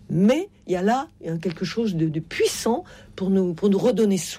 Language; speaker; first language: French; native; French